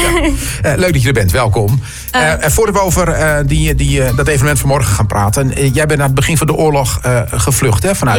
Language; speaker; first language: Dutch; native; Dutch